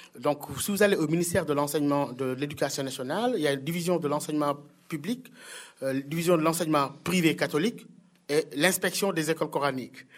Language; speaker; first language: French; non-native, local second language; Wolof